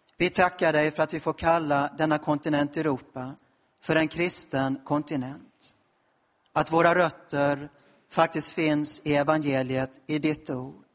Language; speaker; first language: Swedish; native; Swedish